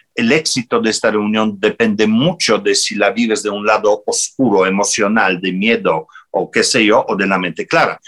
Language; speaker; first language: Spanish; non-native, fluent; Polish